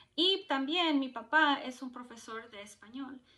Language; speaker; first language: Spanish; early bilingual, heritage; Spanish